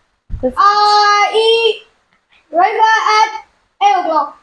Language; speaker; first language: English; non-native, learner; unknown